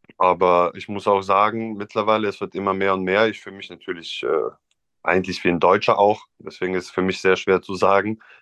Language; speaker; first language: German; non-native, fluent; Serbian